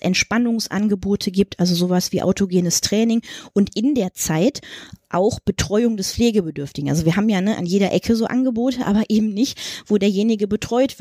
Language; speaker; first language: German; native; German